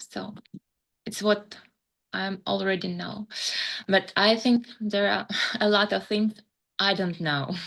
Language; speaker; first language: English; non-native, fluent; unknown